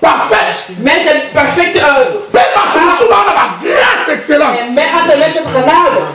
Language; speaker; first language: Dutch; non-native, learner; Lingala